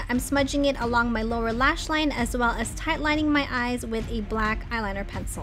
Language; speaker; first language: English; native; English